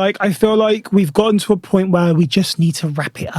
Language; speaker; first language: English; native; English